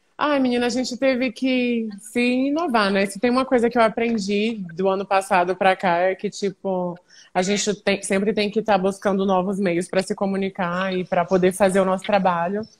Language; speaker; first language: Portuguese; native; Portuguese